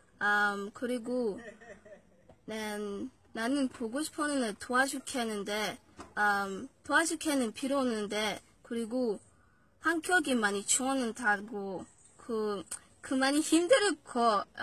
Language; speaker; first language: Korean; non-native, learner; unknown